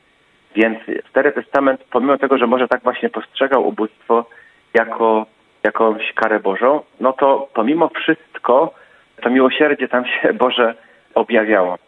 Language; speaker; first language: Polish; native; Polish